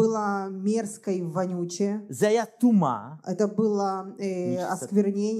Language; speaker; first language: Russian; native; Russian